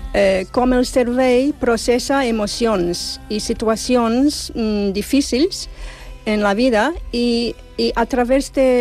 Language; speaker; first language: Catalan; non-native, fluent; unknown